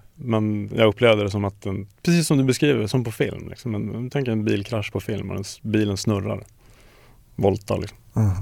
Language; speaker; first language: Swedish; native; Swedish